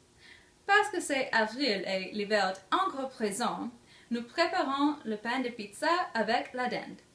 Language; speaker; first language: French; non-native, learner; English